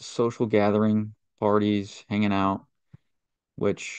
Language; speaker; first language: English; native; English